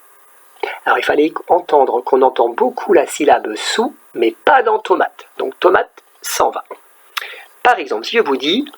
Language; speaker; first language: French; native; French